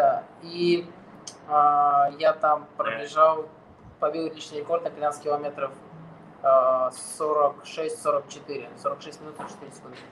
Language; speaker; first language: Russian; non-native, fluent; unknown